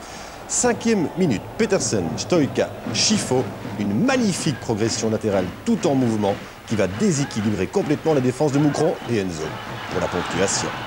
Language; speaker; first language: French; native; French